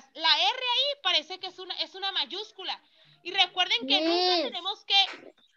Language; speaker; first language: Spanish; native; Spanish